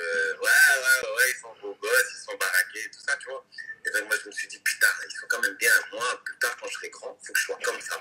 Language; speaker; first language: French; native; French